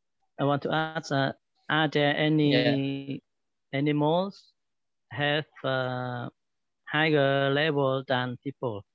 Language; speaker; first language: English; non-native, learner; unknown